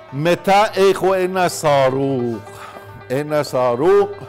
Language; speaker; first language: Greek; non-native, learner; Persian